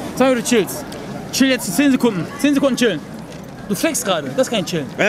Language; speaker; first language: German; early bilingual, other home language; Turkish